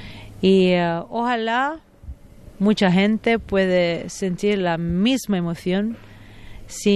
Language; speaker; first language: Spanish; non-native, fluent; Italian